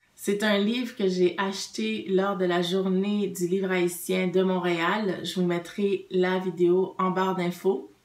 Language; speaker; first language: French; native; French